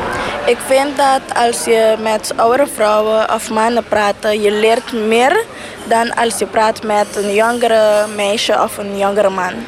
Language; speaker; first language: Dutch; non-native, learner; Papiamento